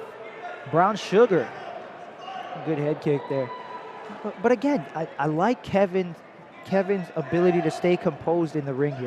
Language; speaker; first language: English; native; English